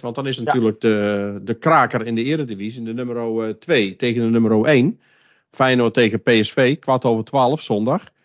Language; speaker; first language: Dutch; native; Dutch